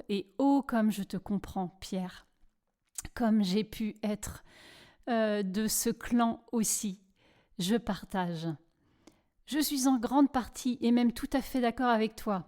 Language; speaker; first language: French; native; French